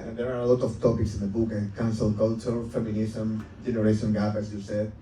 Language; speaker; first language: English; non-native, fluent; Spanish